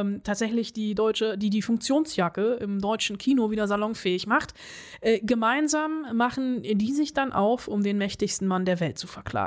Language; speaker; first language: German; native; German